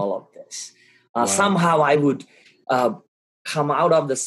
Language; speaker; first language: English; non-native, local second language; Bangla